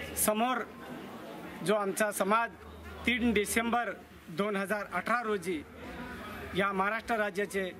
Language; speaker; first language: Marathi; non-native, local second language; Lambadi